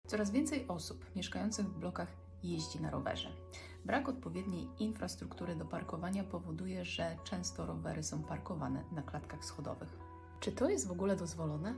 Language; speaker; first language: Polish; native; Polish